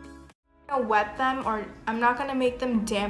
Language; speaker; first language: English; native; English